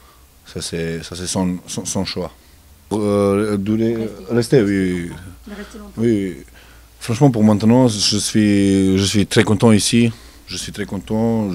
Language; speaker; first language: French; non-native, learner; Serbian